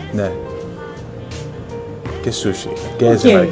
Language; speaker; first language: Greek; early bilingual, heritage; Greek